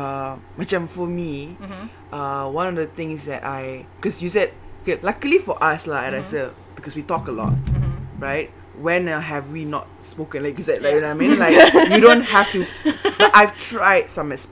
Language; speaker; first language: English; non-native, local second language; Malay